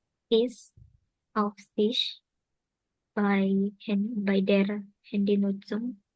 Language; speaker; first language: German; non-native, learner; Indonesian